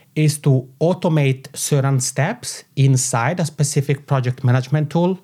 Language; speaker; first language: English; non-native, fluent; Italian